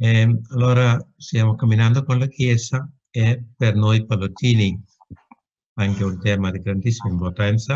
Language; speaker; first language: Italian; non-native, fluent; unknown